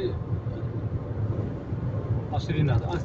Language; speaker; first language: Arabic; non-native, learner; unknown